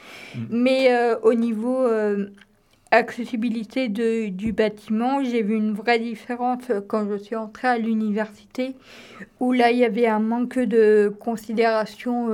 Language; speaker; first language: French; native; French